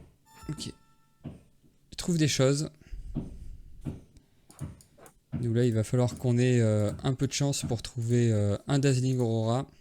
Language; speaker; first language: French; native; French